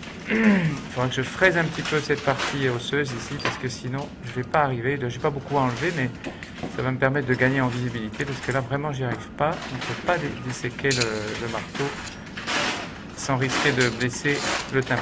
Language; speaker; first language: French; native; French